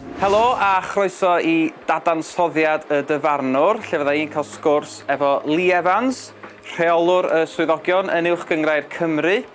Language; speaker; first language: Welsh; native; Welsh